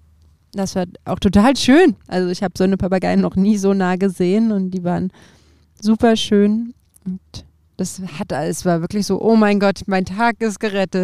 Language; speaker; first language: German; native; German